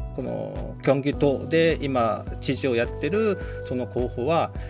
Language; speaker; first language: Japanese; non-native, fluent; Korean